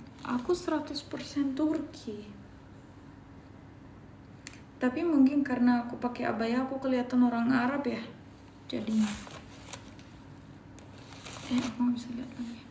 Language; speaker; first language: Indonesian; non-native, fluent; Turkish